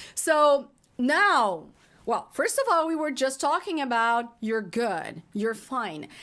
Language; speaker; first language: English; non-native, fluent; Portuguese